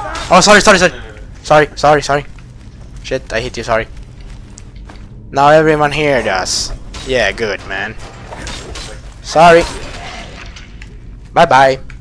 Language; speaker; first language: English; non-native, fluent; Swedish